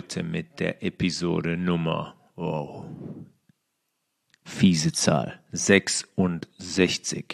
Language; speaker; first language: German; native; German